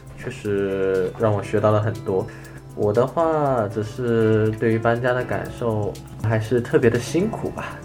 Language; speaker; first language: Chinese; native; Chinese